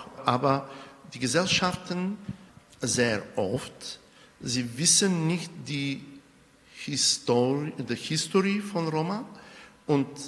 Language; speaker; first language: German; non-native, fluent; Bulgarian